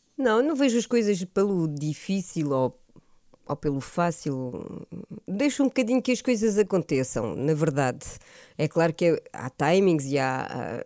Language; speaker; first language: Portuguese; early bilingual, heritage; Portuguese